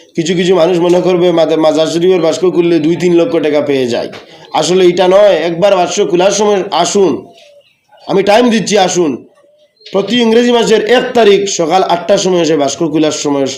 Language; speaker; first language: Bangla; non-native, local second language; Sylheti